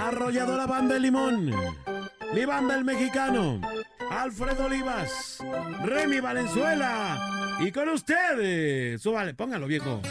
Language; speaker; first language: Spanish; native; Spanish